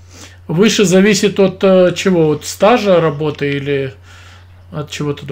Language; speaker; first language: Russian; native; Russian